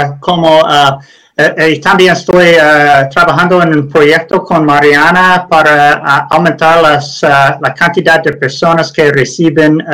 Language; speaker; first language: Spanish; non-native, learner; English